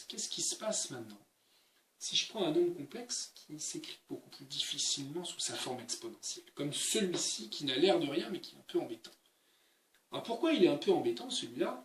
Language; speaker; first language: French; native; French